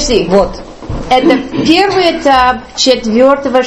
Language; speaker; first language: Russian; non-native, learner; English